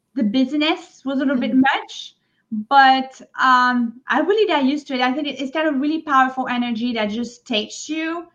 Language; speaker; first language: English; non-native, fluent; French